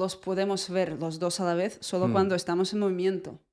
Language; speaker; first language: Spanish; non-native, fluent; Russian